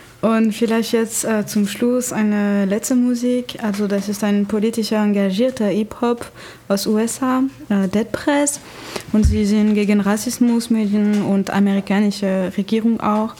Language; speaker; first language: German; non-native, fluent; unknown